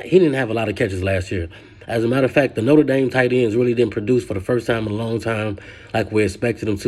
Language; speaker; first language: English; native; English